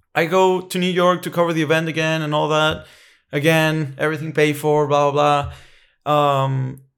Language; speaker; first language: English; non-native, fluent; Spanish